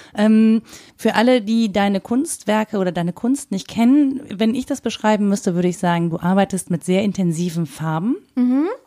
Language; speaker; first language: German; native; German